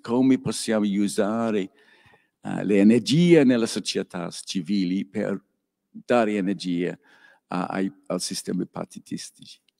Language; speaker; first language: Italian; non-native, learner; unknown